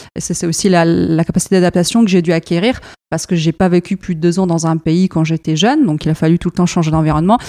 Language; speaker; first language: French; non-native, fluent; Arabic